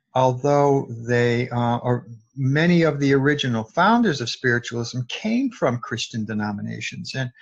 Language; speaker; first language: English; native; English